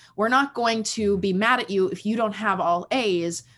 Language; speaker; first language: English; early bilingual, other home language; Spanish